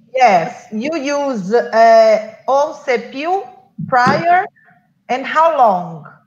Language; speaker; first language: English; non-native, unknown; Portuguese